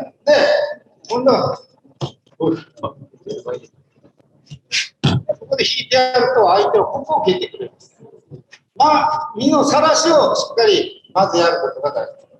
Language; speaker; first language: Japanese; native; Japanese